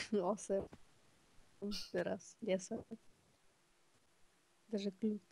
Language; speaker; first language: Czech; non-native, local second language; Slovak